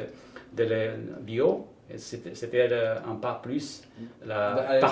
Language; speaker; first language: French; non-native, fluent; Spanish